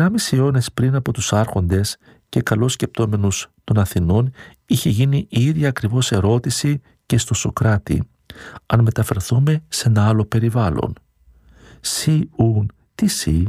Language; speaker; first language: Greek; native; Greek